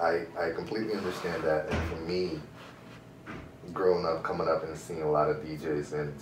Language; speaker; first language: English; native; English